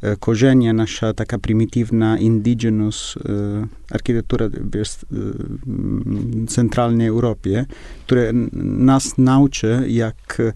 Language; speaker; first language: Polish; non-native, learner; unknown